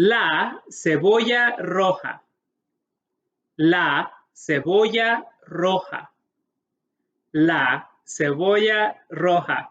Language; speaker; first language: Spanish; early bilingual, heritage; English